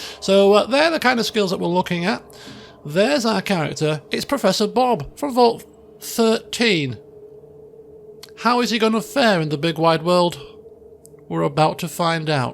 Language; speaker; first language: English; native; English